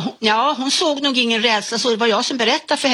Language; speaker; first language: Swedish; native; Swedish